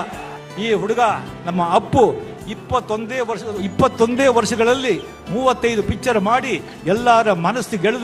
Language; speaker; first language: Kannada; non-native, local second language; Marathi